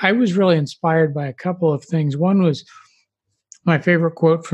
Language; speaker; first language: English; native; English